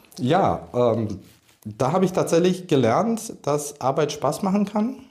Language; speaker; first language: German; early bilingual, other home language; Hungarian